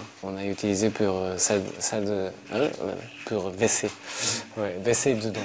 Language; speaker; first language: French; non-native, learner; Japanese